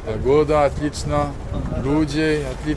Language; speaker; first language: Russian; non-native, learner; French